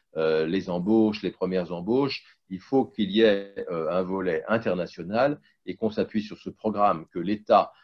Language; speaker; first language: French; native; French